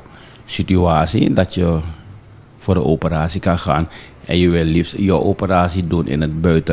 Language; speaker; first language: Dutch; native; Dutch